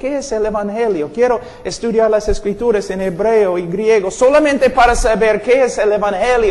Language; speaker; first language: Spanish; non-native, fluent; English